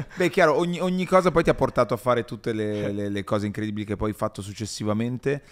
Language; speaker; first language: Italian; native; Italian